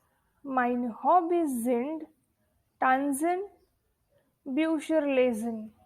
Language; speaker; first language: German; non-native, fluent; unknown